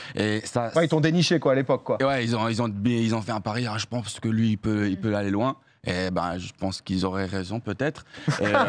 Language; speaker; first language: French; early bilingual, heritage; English